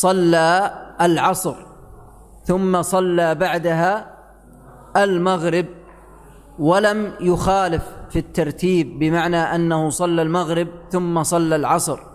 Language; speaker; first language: Arabic; native; Arabic